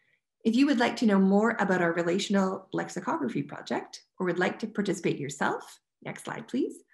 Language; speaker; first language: English; native; English